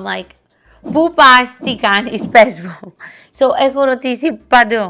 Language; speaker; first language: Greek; early bilingual, heritage; English